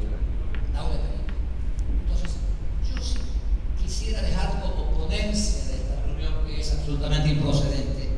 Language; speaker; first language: Spanish; native; Spanish